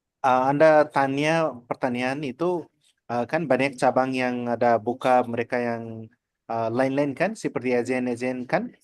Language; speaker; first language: Indonesian; non-native, learner; Nepali